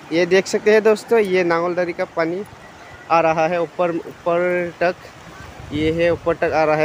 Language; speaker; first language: Hindi; non-native, local second language; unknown